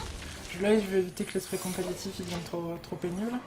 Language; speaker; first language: French; native; French